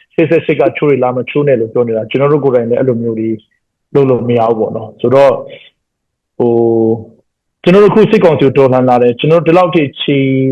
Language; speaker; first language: Burmese; non-native, local second language; Hakha Chin